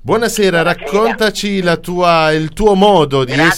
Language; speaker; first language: Italian; native; Italian